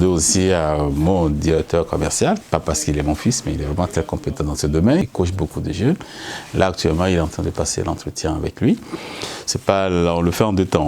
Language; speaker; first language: French; native; French